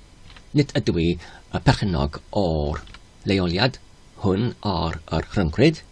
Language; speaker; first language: Welsh; non-native, fluent; English